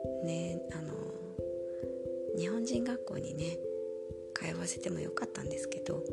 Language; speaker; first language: Japanese; native; Japanese